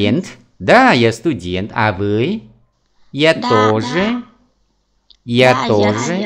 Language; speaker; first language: Russian; non-native, fluent; Vietnamese